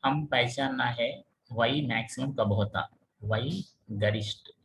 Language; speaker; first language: Hindi; non-native, local second language; Telugu